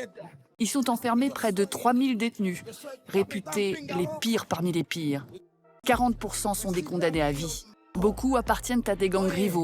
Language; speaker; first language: French; native; French